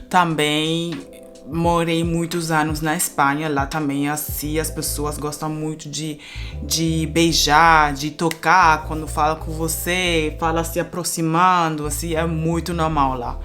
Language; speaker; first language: Portuguese; non-native, fluent; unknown